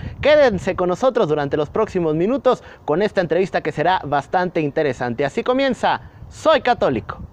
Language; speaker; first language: Spanish; native; Spanish